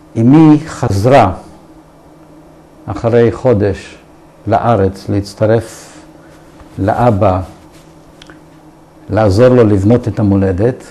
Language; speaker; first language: Hebrew; early bilingual, other home language; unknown